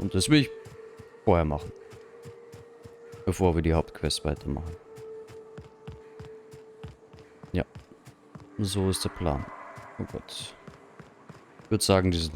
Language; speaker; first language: German; native; German